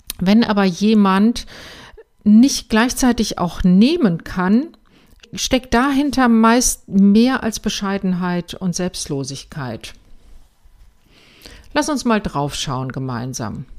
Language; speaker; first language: German; native; German